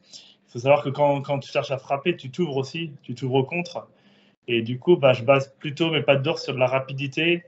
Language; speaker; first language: French; native; French